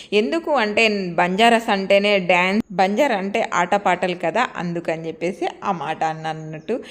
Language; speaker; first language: Telugu; non-native, local second language; Lambadi